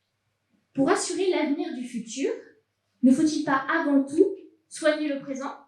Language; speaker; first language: French; native; French